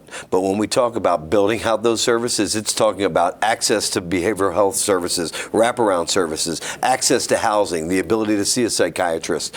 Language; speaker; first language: English; native; English